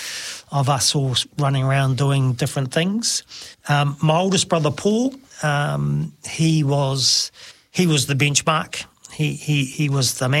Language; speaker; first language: English; native; English